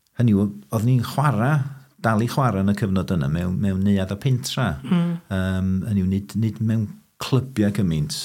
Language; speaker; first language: Welsh; early bilingual, heritage; Welsh